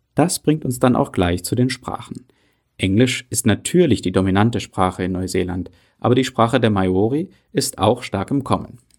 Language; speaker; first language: German; native; German